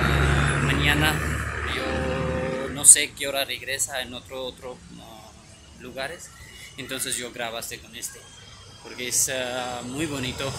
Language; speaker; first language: Spanish; non-native, learner; Urdu